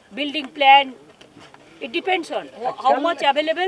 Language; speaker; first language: Hindi; non-native, local second language; Bangla